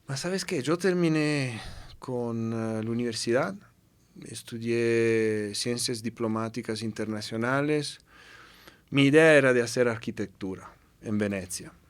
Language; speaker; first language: Spanish; non-native, fluent; Italian